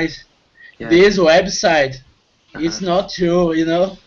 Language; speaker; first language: English; non-native, fluent; Portuguese